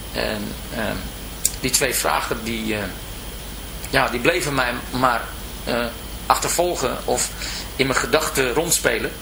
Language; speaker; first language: Dutch; native; Dutch